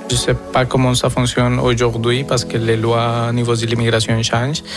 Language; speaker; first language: French; non-native, fluent; Spanish